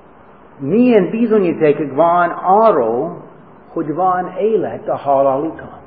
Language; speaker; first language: Hungarian; non-native, fluent; English